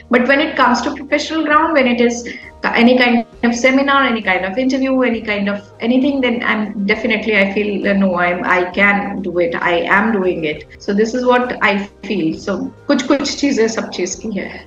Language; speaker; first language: English; non-native, local second language; Hindi